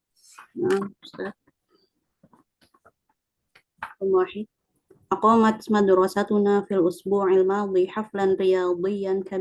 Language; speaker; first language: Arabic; non-native, learner; Indonesian